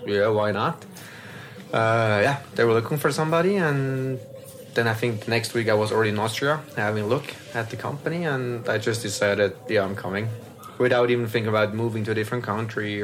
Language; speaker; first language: English; non-native, fluent; French